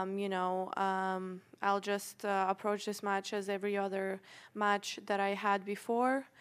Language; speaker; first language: English; non-native, fluent; Russian